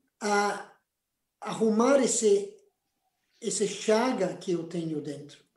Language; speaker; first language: Portuguese; non-native, fluent; Spanish